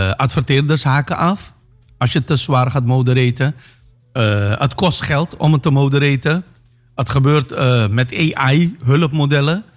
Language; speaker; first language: Dutch; non-native, local second language; Caribbean Hindustani